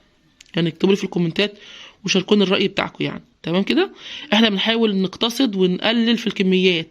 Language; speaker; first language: Arabic; native; Arabic